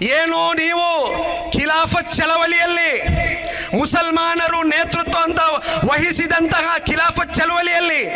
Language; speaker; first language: Kannada; native; Kannada